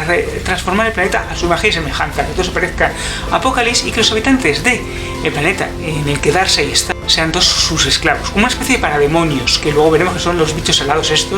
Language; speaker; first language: Spanish; native; Spanish